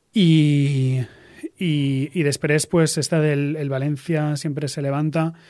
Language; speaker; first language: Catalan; native; Catalan